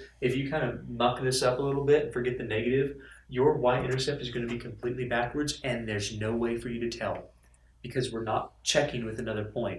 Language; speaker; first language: English; native; English